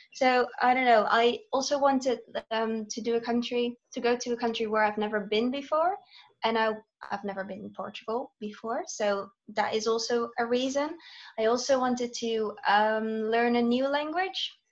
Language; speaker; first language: English; non-native, fluent; Dutch